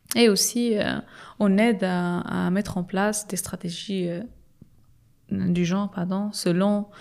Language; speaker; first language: French; non-native, local second language; Arabic